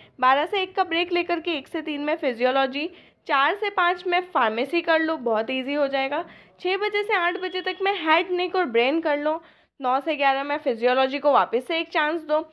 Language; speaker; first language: Hindi; native; Hindi